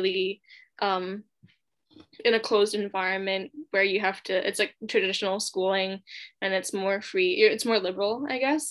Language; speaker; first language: English; non-native, local second language; Cantonese